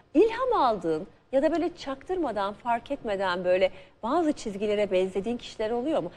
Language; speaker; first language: Turkish; native; Turkish